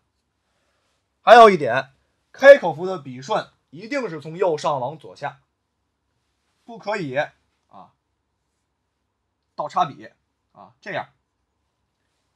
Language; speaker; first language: Chinese; native; Chinese